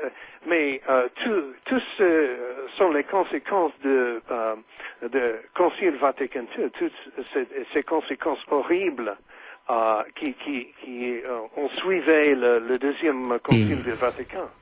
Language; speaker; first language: French; non-native, fluent; English